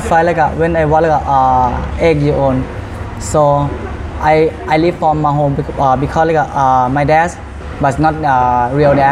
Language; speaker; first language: English; non-native, learner; Thai